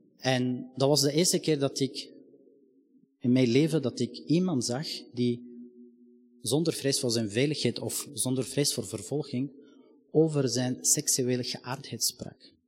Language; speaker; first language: Dutch; non-native, fluent; Arabic